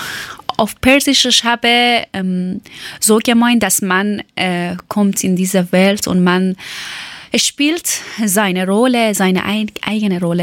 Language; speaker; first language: German; non-native, learner; Persian